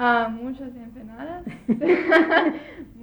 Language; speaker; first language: Spanish; non-native, learner; English